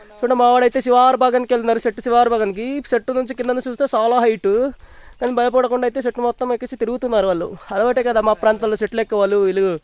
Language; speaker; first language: Telugu; non-native, local second language; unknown